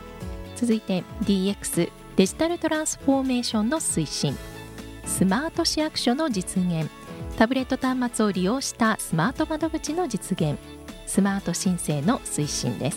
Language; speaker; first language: Japanese; native; Japanese